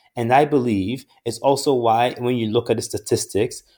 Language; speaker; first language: English; non-native, local second language; Akan